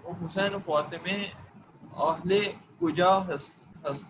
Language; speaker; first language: Persian; non-native, learner; Urdu